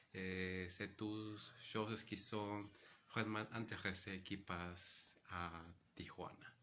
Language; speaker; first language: French; non-native, learner; Spanish